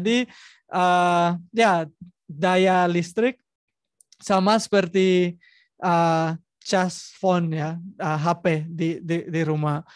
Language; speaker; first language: Indonesian; non-native, learner; Spanish